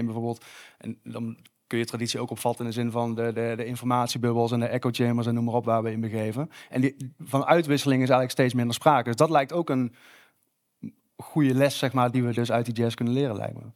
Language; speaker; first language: Dutch; native; Dutch